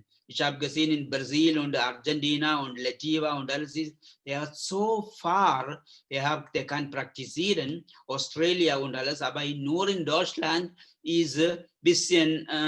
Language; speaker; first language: German; non-native, learner; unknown